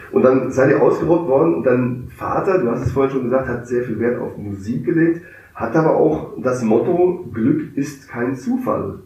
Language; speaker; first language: German; native; German